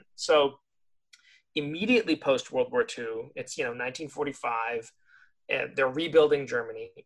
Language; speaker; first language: English; native; English